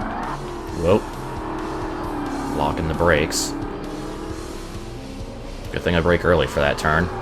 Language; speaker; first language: English; native; English